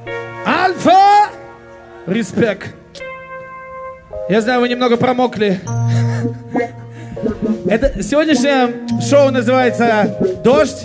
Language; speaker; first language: Russian; non-native, fluent; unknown